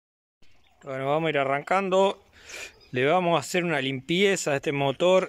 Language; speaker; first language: Spanish; native; Spanish